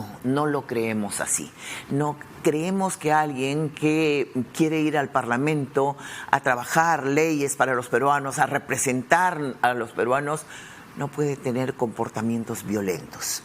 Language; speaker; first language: Spanish; native; Spanish